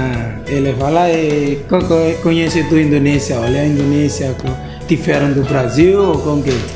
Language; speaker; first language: Portuguese; non-native, learner; Indonesian